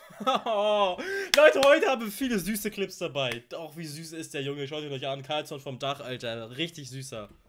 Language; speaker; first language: German; native; German